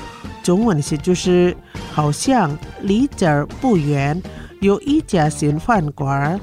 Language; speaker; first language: Chinese; non-native, fluent; Indonesian